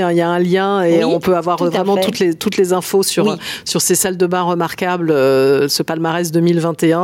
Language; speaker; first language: French; native; French